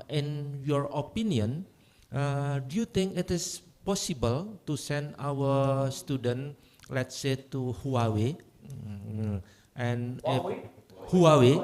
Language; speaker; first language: English; non-native, learner; Indonesian